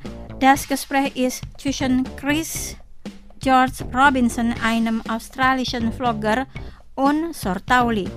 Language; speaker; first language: German; non-native, fluent; Indonesian